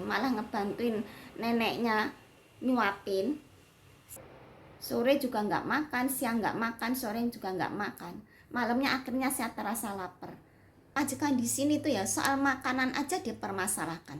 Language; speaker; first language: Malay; non-native, local second language; Javanese